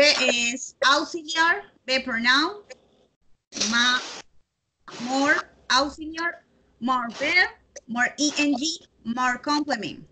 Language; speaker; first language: English; non-native, learner; Spanish